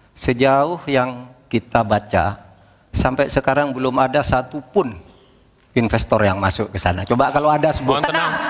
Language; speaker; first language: Indonesian; native; Indonesian